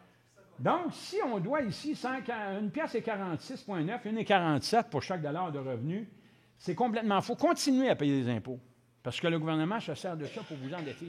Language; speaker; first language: French; native; French